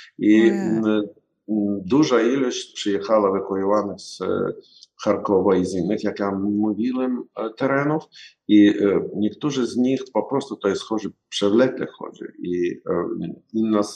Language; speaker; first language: Polish; non-native, learner; Ukrainian